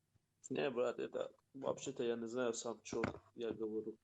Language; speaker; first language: Russian; non-native, local second language; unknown